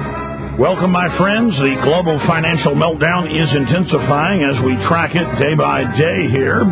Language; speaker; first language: English; native; English